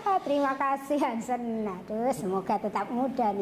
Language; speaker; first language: Indonesian; native; Indonesian